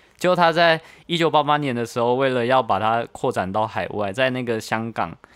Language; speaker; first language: Chinese; native; Chinese